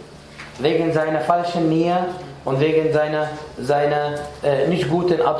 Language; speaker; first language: German; non-native, fluent; Arabic